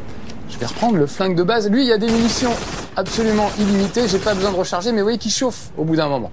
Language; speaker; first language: French; native; French